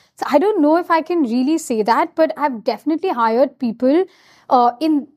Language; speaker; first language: English; non-native, local second language; Hindi